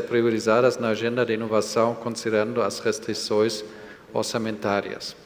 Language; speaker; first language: Portuguese; non-native, fluent; German